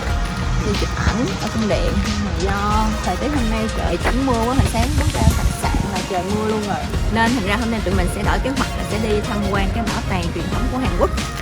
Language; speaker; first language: Vietnamese; native; Vietnamese